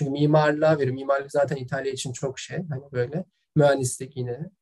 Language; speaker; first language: Turkish; native; Turkish